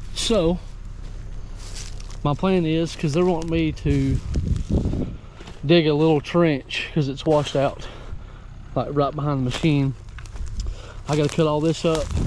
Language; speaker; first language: English; native; English